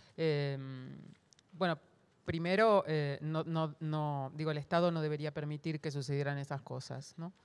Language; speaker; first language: Spanish; native; Spanish